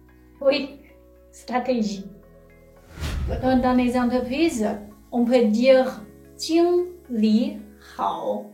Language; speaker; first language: French; non-native, fluent; Chinese